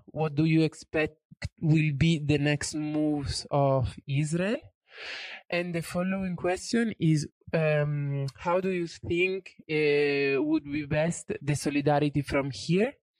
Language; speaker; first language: English; non-native, fluent; Italian